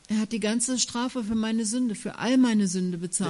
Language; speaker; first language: German; native; German